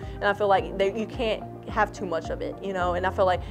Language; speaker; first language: English; native; English